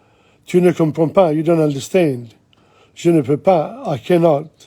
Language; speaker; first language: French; non-native, fluent; English